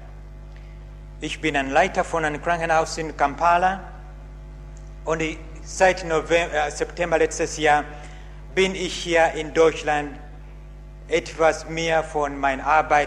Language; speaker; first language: German; non-native, learner; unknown